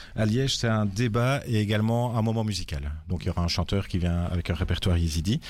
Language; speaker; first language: French; native; French